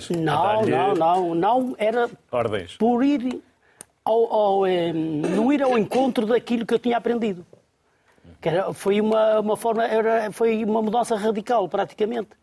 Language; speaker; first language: Portuguese; native; Portuguese